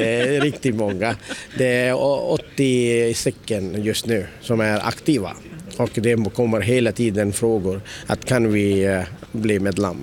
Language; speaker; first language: Swedish; non-native, learner; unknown